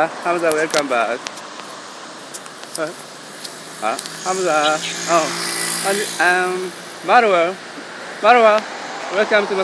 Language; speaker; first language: English; non-native, learner; Japanese